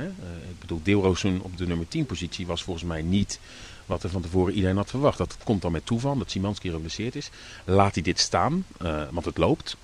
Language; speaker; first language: Dutch; native; Dutch